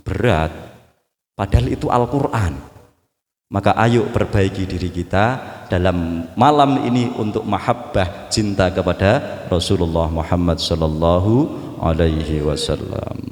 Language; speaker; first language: Indonesian; non-native, local second language; Javanese